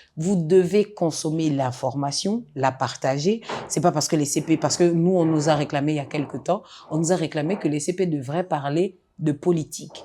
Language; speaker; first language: French; native; French